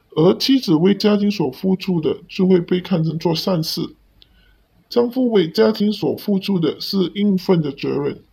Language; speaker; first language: Chinese; non-native, local second language; Cantonese